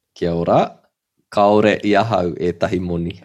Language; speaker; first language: Māori; non-native, local second language; English